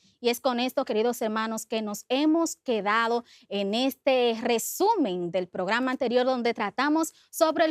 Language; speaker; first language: Spanish; native; Spanish